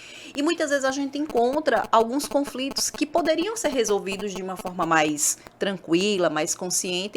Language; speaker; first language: Portuguese; native; Portuguese